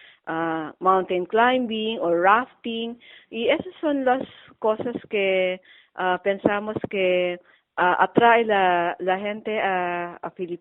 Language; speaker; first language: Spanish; non-native, fluent; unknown